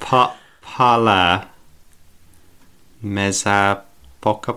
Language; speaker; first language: Catalan; non-native, learner; English